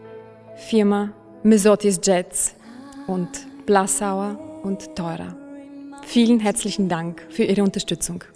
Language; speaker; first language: German; non-native, fluent; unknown